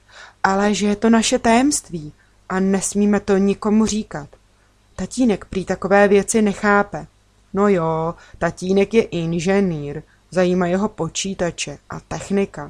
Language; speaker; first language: Czech; native; Czech